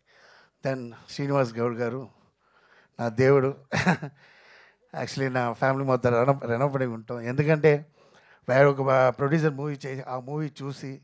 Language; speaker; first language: Telugu; non-native, local second language; Tamil